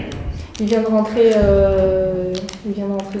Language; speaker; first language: French; native; French